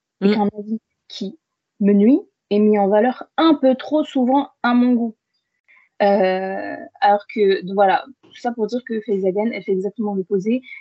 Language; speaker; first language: French; early bilingual, other home language; Arabic